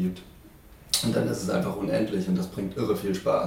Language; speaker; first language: German; native; German